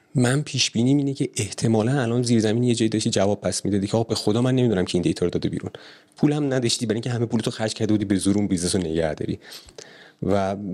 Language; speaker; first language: Persian; native; Persian